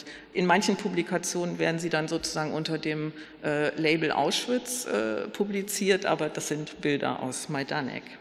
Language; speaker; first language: German; native; German